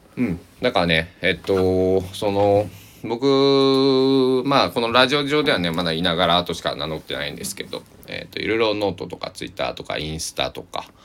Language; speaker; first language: Japanese; native; Japanese